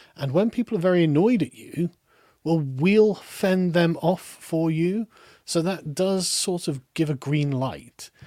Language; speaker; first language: English; native; English